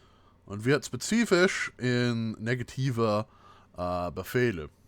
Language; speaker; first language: German; non-native, fluent; English